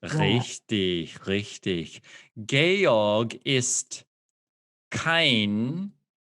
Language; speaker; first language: German; non-native, fluent; English